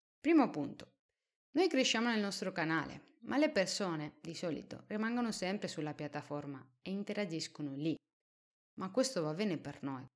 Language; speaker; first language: Italian; non-native, fluent; Spanish